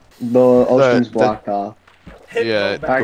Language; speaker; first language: English; native; English